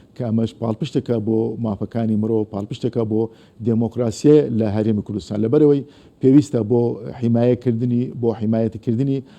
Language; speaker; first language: Central Kurdish; non-native, local second language; Azerbaijani